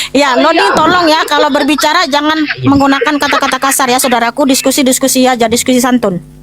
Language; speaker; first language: Indonesian; native; Indonesian